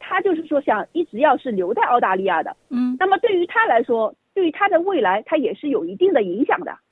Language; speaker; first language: Chinese; native; Chinese